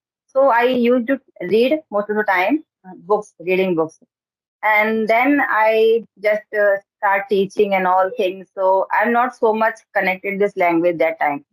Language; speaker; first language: English; non-native, learner; Hindi